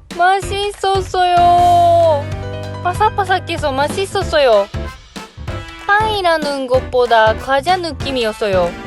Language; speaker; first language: Korean; non-native, learner; Japanese